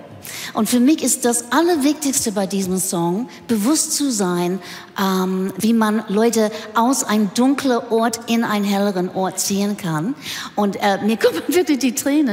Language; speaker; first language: German; non-native, fluent; English